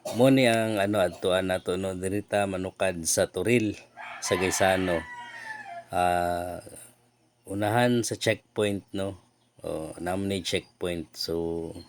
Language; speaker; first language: Cebuano; native; Cebuano